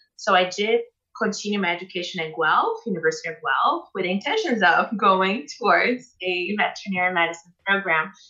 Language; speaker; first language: English; non-native, fluent; Portuguese